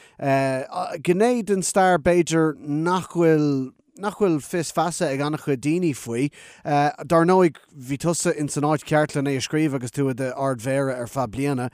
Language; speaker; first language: Irish; non-native, local second language; English